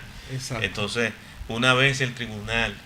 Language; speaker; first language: Spanish; native; Spanish